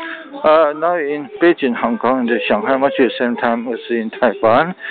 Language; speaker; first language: English; non-native, learner; Chinese